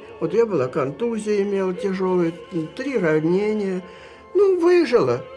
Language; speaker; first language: Russian; native; Russian